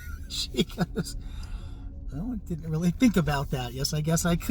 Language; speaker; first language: English; native; English